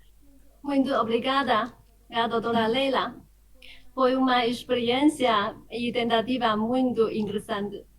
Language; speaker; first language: Portuguese; non-native, fluent; Chinese